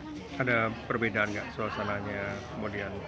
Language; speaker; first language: Indonesian; native; Indonesian